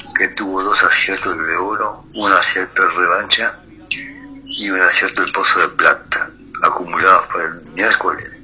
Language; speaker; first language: Spanish; native; Spanish